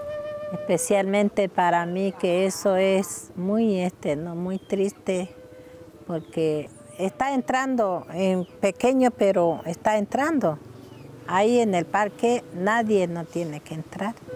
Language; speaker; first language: Spanish; non-native, local second language; Guarani